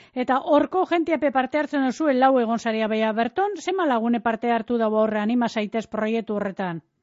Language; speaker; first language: Basque; native; Basque